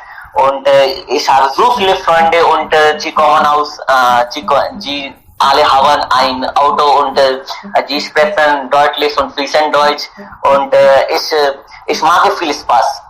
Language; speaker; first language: German; non-native, learner; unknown